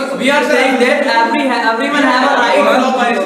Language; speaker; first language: English; non-native, learner; Hindi